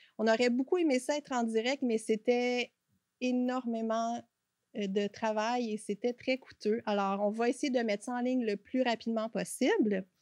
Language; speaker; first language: French; native; French